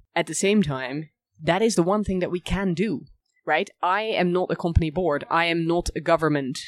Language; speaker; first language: English; early bilingual, other home language; Dutch